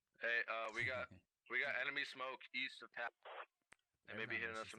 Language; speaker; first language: English; native; English